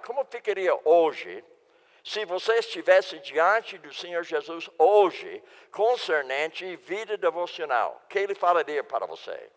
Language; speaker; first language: Portuguese; non-native, fluent; English